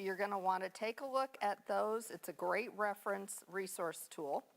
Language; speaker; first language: English; native; English